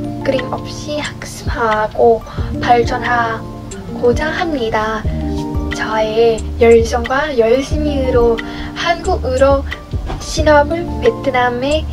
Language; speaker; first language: Korean; non-native, learner; Vietnamese